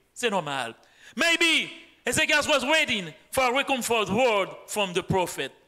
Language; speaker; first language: English; non-native, fluent; Haitian Creole